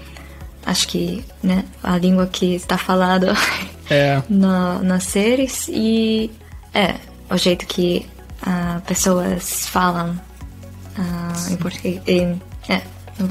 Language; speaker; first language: Portuguese; non-native, fluent; Dutch